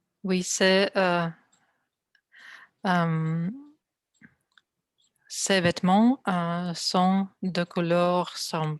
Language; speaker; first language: French; non-native, learner; Russian